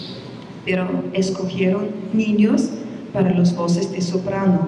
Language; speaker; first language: Spanish; non-native, fluent; German